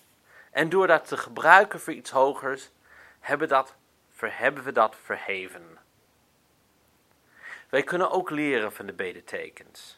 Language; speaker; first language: Dutch; non-native, fluent; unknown